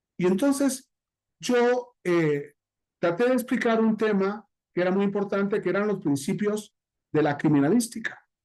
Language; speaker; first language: Spanish; native; Spanish